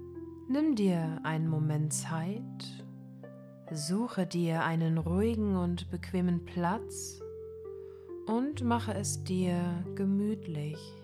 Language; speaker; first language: German; native; German